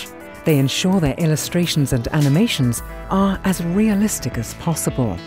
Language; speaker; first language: English; native; English